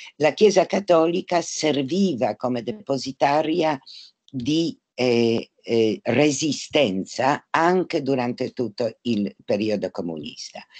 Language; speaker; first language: Italian; non-native, fluent; Polish